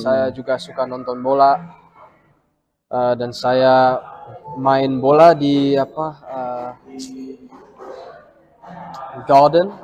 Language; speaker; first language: Indonesian; early bilingual, heritage; English